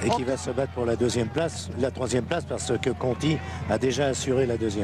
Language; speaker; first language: French; native; French